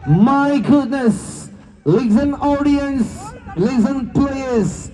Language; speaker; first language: English; non-native, local second language; Malayalam